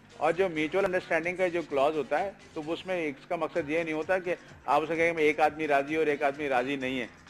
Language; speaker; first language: Urdu; native; Urdu